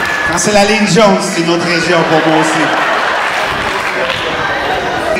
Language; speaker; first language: French; non-native, local second language; Punjabi